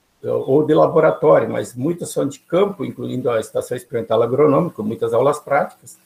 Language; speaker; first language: Portuguese; native; Portuguese